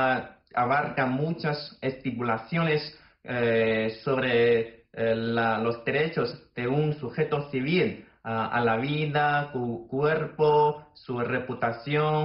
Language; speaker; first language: Spanish; non-native, fluent; Chinese